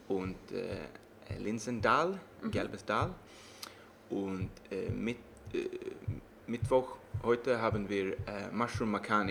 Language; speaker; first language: German; non-native, learner; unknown